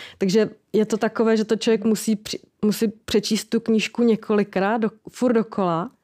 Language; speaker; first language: Czech; native; Czech